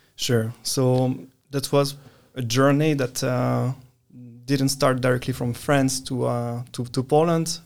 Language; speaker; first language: English; non-native, fluent; French